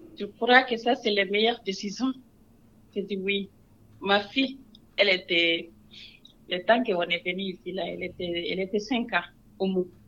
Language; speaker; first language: French; non-native, local second language; Wolof